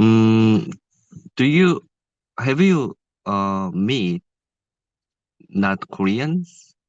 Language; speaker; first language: English; non-native, learner; Korean